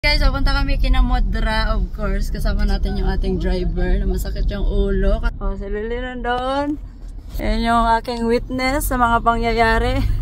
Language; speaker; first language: Filipino; non-native, local second language; Cebuano